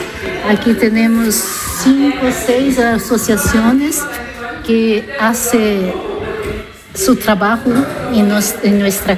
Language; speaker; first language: Spanish; non-native, learner; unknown